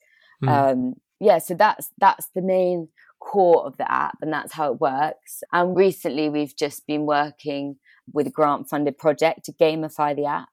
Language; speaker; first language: English; native; English